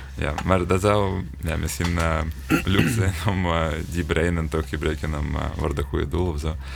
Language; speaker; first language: Dutch; non-native, fluent; Ukrainian